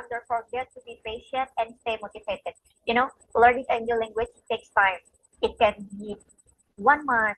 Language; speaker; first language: English; non-native, fluent; Indonesian